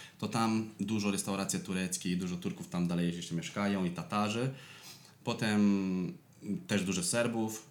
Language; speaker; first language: Polish; non-native, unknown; Romanian